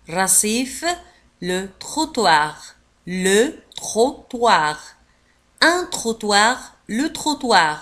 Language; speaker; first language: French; non-native, local second language; Arabic